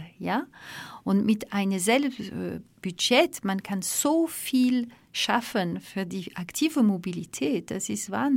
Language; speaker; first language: German; non-native, fluent; French